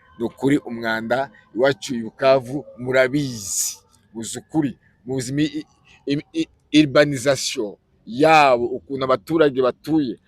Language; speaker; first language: Kinyarwanda; native; Kinyarwanda